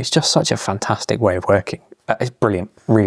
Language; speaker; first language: English; native; English